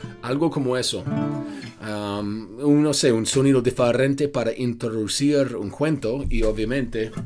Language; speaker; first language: Spanish; non-native, fluent; English